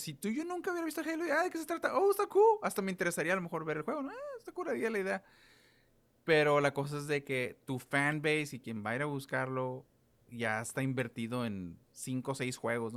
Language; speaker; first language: Spanish; native; Spanish